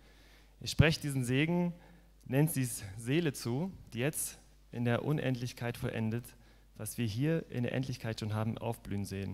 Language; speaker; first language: German; native; German